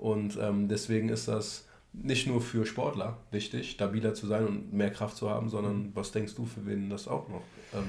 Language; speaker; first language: German; native; German